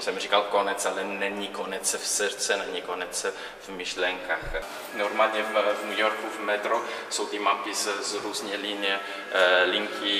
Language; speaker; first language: Czech; non-native, learner; Italian